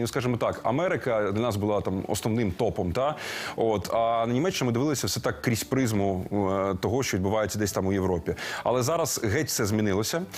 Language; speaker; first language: Ukrainian; native; Ukrainian